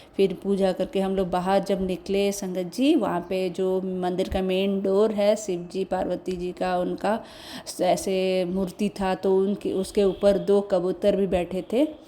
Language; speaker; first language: Hindi; non-native, local second language; Odia